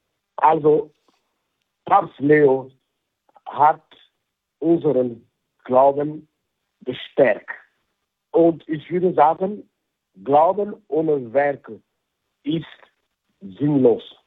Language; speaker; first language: German; non-native, fluent; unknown